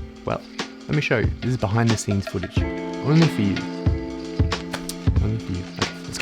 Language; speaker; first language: English; native; English